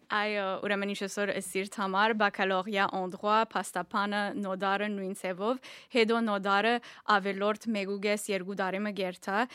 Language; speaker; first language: Armenian; early bilingual, heritage; Armenian